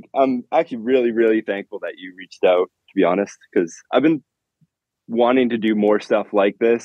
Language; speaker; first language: English; native; English